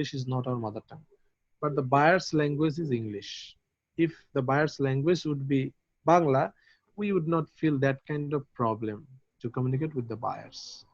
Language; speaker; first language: English; non-native, learner; Bangla